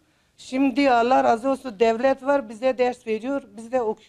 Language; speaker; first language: Turkish; non-native, local second language; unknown